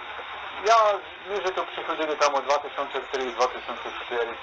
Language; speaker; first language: Polish; non-native, learner; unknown